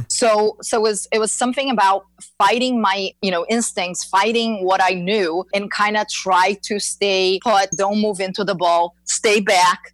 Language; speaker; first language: English; non-native, fluent; Portuguese